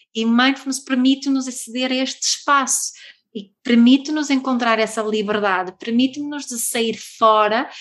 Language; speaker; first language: Portuguese; non-native, fluent; Swedish